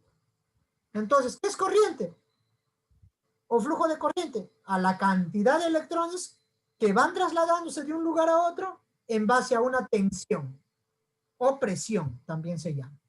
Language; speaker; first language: Spanish; native; Spanish